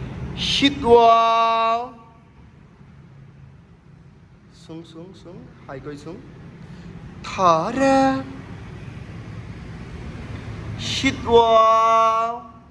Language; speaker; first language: Vietnamese; non-native, learner; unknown